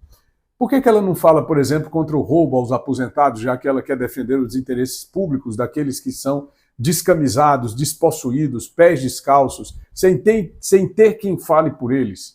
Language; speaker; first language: Portuguese; native; Portuguese